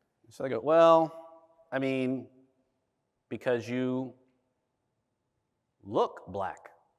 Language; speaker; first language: English; early bilingual, other home language; German